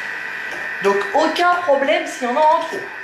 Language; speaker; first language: French; native; French